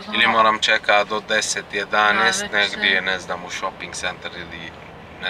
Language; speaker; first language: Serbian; non-native, learner; Turkish